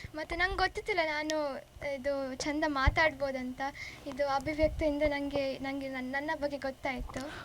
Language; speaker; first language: Kannada; non-native, local second language; Konkani